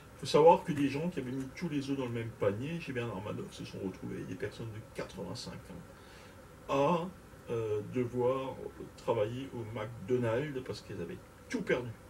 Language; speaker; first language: French; native; French